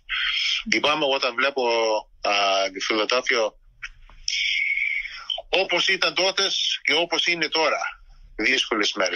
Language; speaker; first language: Greek; early bilingual, heritage; Greek